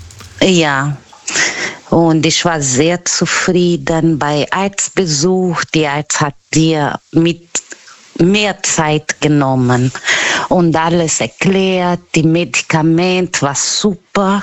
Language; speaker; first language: German; non-native, learner; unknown